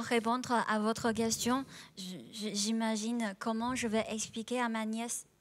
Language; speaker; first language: French; non-native, fluent; Chinese